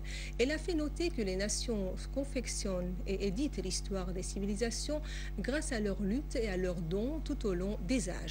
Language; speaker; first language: French; non-native, fluent; Arabic